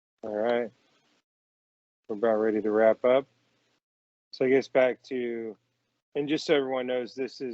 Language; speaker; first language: English; native; English